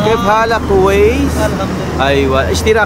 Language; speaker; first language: Arabic; non-native, learner; Filipino